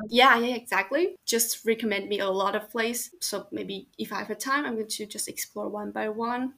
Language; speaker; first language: English; non-native, fluent; Chinese